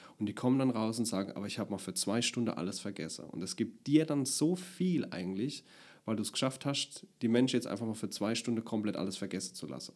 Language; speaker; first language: German; native; German